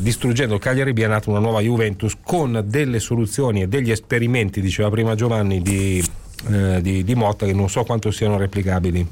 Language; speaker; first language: Italian; native; Italian